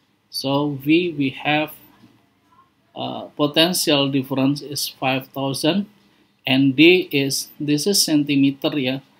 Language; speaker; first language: English; non-native, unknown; Indonesian